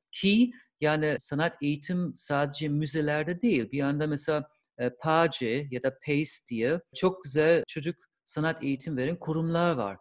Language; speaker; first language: Turkish; non-native, fluent; German